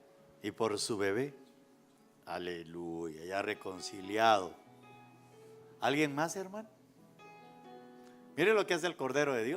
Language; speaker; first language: Spanish; native; Spanish